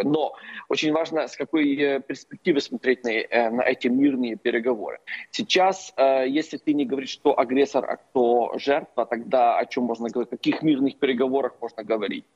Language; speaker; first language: Russian; non-native, local second language; Ukrainian